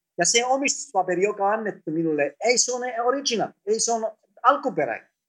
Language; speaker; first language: Finnish; non-native, fluent; Greek